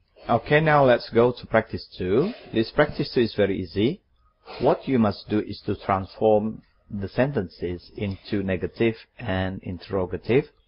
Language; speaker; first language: English; non-native, fluent; Indonesian